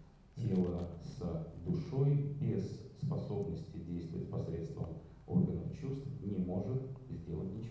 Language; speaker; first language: Russian; native; Russian